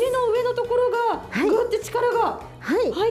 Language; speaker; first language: Japanese; native; Japanese